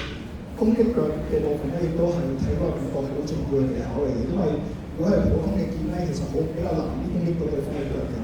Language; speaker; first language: Cantonese; native; Cantonese